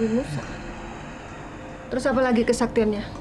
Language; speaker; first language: Indonesian; native; Indonesian